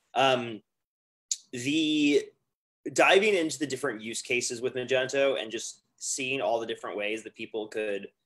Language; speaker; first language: English; native; English